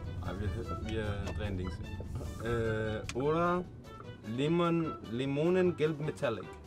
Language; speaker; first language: German; non-native, learner; Danish